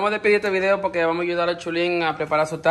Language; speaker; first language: Spanish; native; Spanish